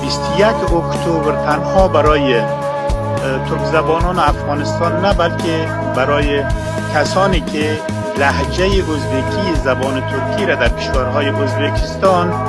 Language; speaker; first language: Persian; non-native, local second language; Uzbek